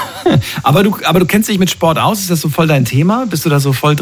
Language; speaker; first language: German; native; German